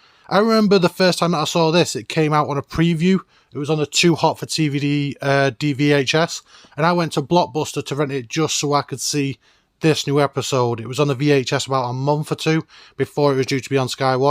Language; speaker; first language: English; native; English